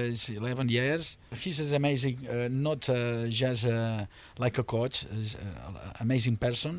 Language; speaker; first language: English; non-native, learner; Spanish